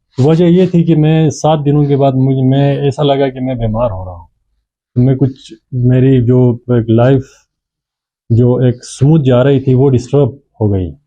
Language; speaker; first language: Urdu; non-native, local second language; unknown